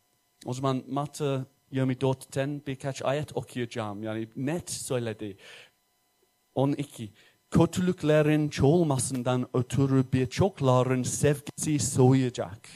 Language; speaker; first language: Turkish; non-native, fluent; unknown